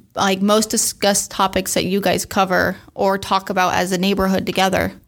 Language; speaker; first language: English; native; English